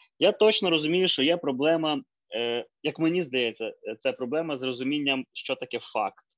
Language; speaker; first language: Ukrainian; native; Ukrainian